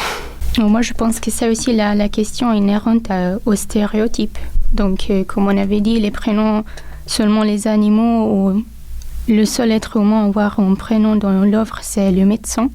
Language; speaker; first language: French; non-native, local second language; Italian